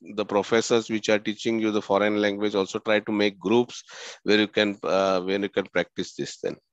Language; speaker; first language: English; non-native, local second language; Marathi